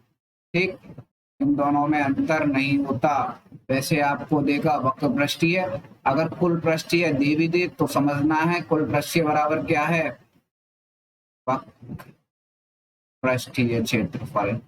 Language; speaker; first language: Hindi; native; Hindi